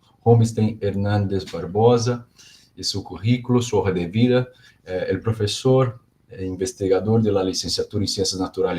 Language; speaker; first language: Spanish; non-native, learner; Portuguese